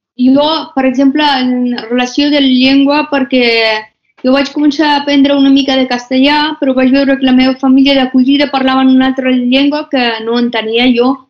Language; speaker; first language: Catalan; non-native, fluent; Persian